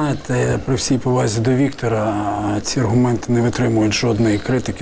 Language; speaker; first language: Ukrainian; native; Ukrainian